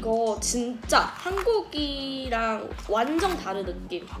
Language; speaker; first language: Korean; non-native, learner; Chinese